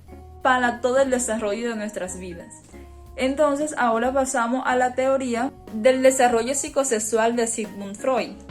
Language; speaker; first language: Spanish; native; Spanish